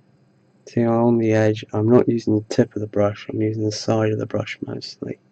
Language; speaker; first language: English; native; English